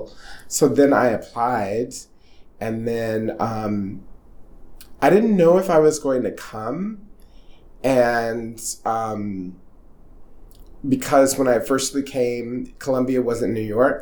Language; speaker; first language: English; native; English